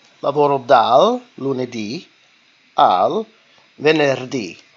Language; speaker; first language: Italian; non-native, fluent; English